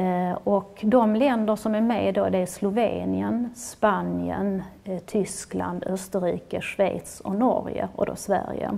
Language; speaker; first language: Swedish; native; Swedish